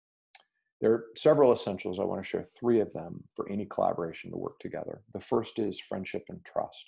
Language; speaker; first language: English; native; English